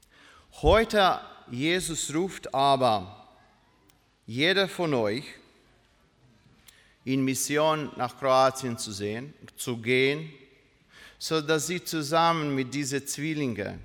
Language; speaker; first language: German; non-native, learner; Croatian